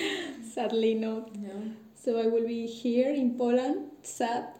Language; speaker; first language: English; non-native, learner; Spanish